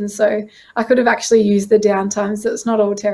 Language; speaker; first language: English; native; English